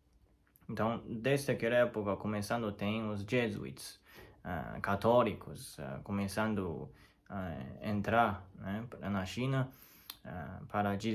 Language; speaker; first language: Portuguese; non-native, learner; Chinese